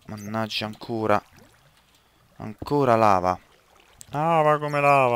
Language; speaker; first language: Italian; native; Italian